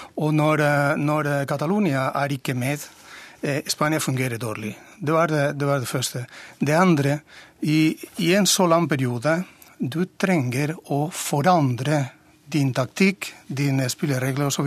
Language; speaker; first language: Norwegian; non-native, fluent; Spanish